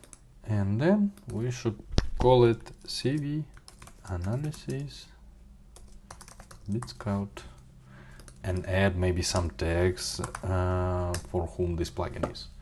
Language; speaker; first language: English; non-native, fluent; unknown